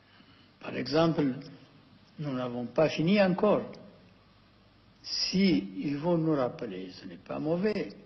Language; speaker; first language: French; non-native, fluent; Amharic